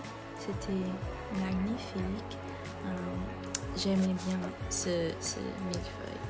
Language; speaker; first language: French; non-native, learner; English